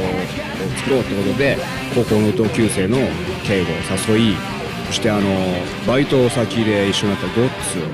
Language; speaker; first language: Japanese; native; Japanese